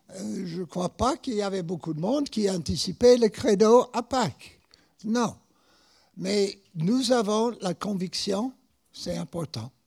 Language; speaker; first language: French; non-native, fluent; English